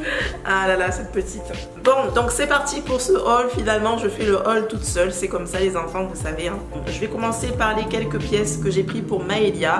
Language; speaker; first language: French; native; French